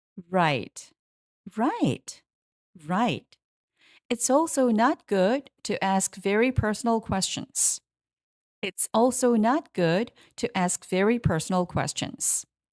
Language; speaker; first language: English; non-native, fluent; Korean